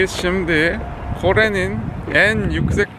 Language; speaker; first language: Turkish; non-native, learner; Korean